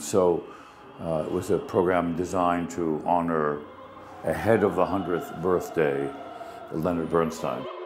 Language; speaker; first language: English; early bilingual, other home language; Russian